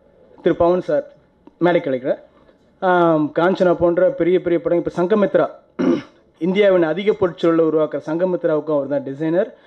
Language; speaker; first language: Tamil; native; Tamil